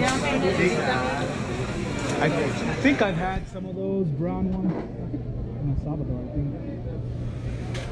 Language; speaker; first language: English; early bilingual, other home language; Spanish